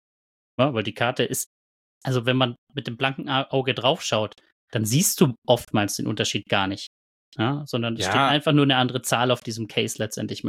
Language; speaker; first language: German; native; German